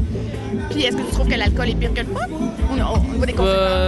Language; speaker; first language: French; native; French